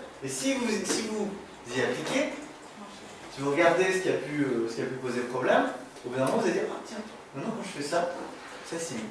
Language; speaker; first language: French; native; French